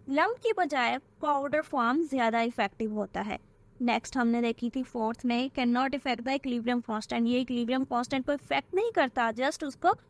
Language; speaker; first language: Hindi; native; Hindi